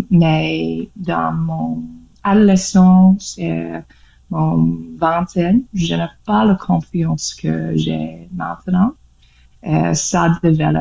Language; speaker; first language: French; non-native, learner; English